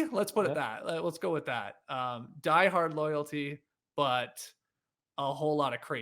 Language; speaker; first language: English; native; English